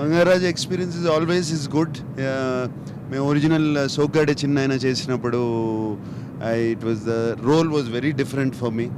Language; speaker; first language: Telugu; native; Telugu